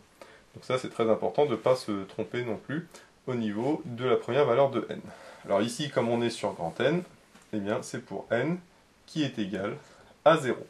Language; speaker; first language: French; native; French